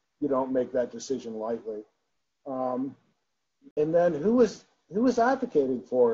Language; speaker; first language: English; native; English